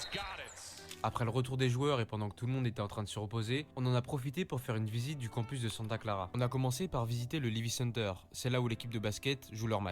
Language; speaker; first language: French; native; French